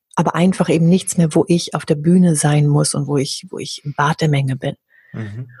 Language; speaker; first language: German; native; German